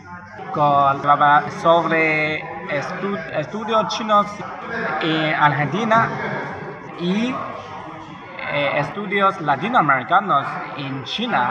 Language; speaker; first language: Spanish; non-native, fluent; Chinese